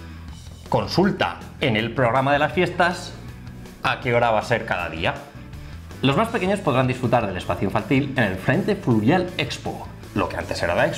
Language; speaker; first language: Spanish; native; Spanish